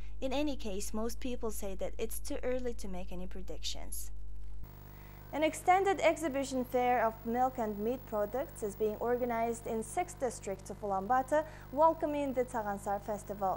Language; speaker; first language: English; non-native, fluent; Mongolian